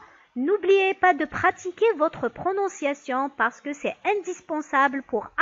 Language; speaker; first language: French; non-native, local second language; Arabic